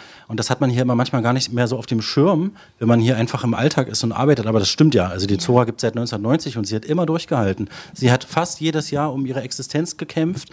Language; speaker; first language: German; native; German